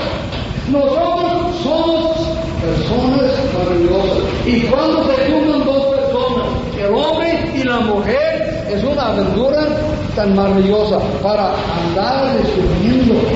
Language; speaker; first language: Spanish; non-native, fluent; English